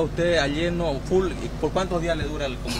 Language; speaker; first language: Spanish; native; Spanish